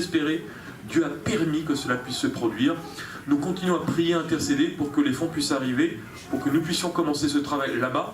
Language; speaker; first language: French; native; French